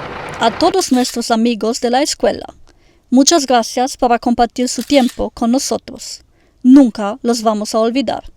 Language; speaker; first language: Spanish; non-native, learner; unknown